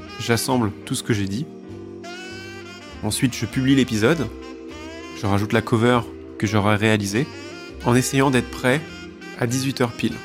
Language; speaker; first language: French; native; French